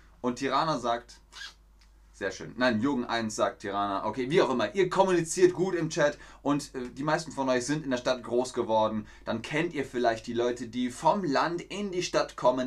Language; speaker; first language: German; native; German